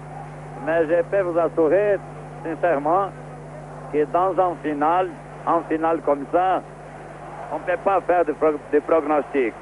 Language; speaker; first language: French; non-native, fluent; Portuguese